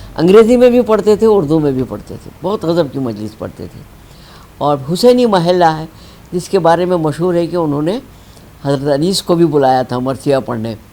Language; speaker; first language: Urdu; native; Urdu